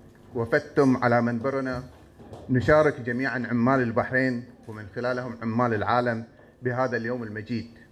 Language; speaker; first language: Arabic; native; Arabic